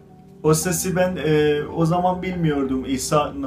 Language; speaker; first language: Turkish; non-native, learner; Azerbaijani